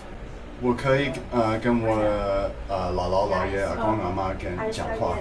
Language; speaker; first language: Chinese; early bilingual, heritage; Chinese